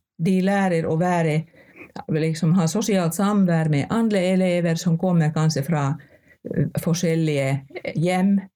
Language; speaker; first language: Norwegian; non-native, fluent; Finnish